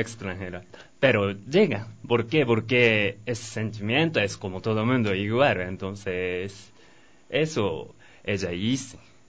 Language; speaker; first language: Spanish; non-native, learner; Japanese